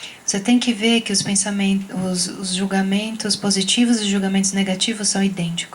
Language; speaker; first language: Portuguese; native; Portuguese